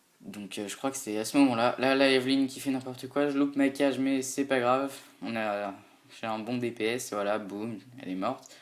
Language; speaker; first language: French; native; French